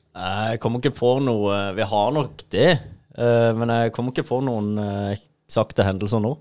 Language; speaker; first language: Norwegian; native; Norwegian